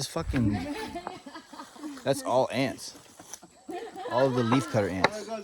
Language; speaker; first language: English; native; English